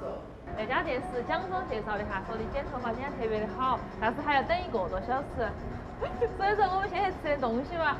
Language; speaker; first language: Chinese; native; Chinese